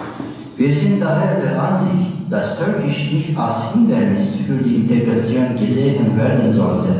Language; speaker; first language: German; non-native, learner; Turkish